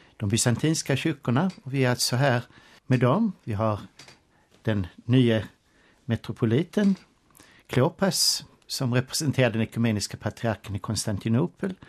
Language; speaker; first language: Swedish; native; Swedish